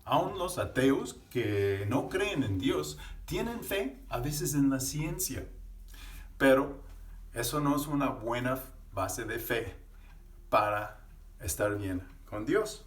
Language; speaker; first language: Spanish; non-native, fluent; English